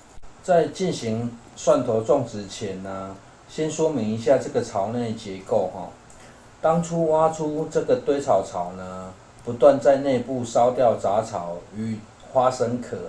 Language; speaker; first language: Chinese; native; Chinese